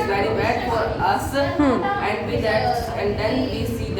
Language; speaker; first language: English; non-native, learner; Hindi